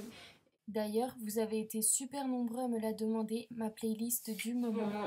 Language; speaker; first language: French; native; French